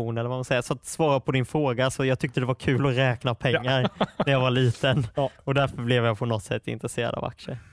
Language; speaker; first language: Swedish; native; Swedish